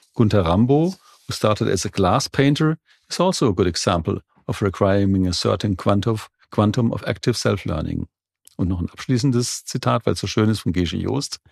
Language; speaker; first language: German; native; German